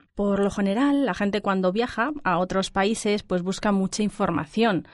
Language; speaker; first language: Spanish; native; Spanish